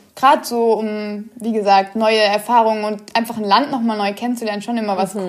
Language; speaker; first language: German; native; German